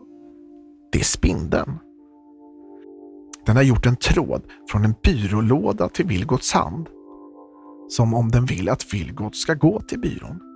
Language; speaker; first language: Swedish; native; Swedish